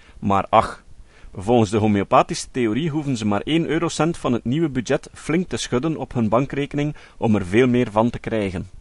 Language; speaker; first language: Dutch; native; Dutch